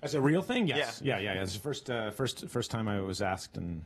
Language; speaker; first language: English; native; English